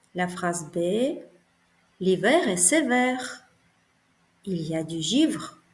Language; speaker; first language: French; non-native, fluent; Ukrainian